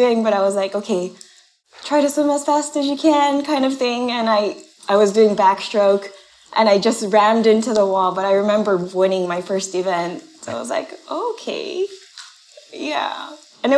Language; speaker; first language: English; non-native, fluent; Japanese